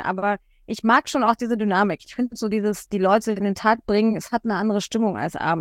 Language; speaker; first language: German; native; German